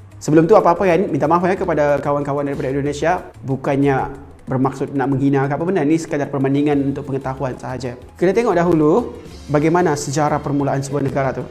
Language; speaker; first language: Malay; native; Malay